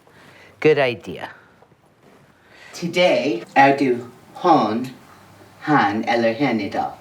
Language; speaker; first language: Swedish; non-native, learner; English